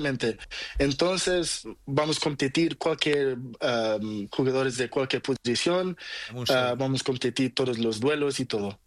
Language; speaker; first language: Spanish; non-native, learner; Portuguese